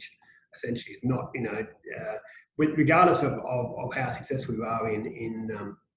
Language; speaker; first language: English; native; English